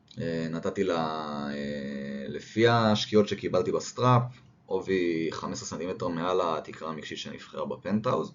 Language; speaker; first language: Hebrew; native; Hebrew